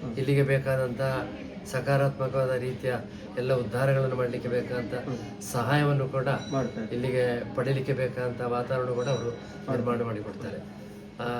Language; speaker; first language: Kannada; native; Kannada